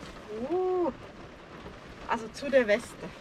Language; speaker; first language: German; native; German